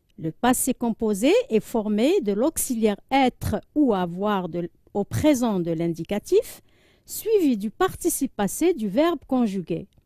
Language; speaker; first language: French; non-native, local second language; Arabic